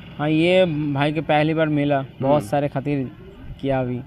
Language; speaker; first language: Hindi; non-native, learner; Bangla